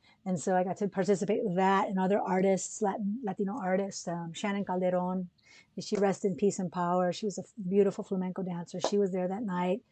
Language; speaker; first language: English; early bilingual, other home language; Spanish